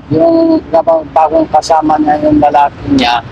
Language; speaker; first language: Filipino; non-native, fluent; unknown